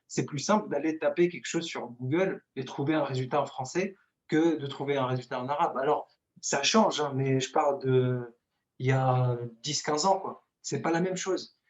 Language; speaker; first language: French; non-native, local second language; Arabic